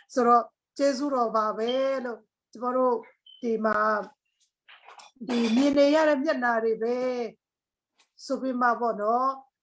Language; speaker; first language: Burmese; non-native, local second language; Tedim Chin